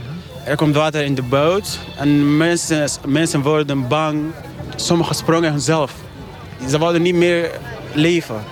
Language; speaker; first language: Dutch; non-native, fluent; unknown